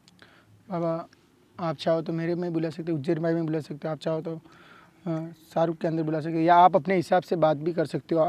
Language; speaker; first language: Hindi; native; Hindi